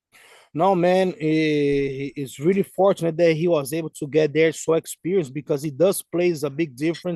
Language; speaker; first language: English; non-native, fluent; Portuguese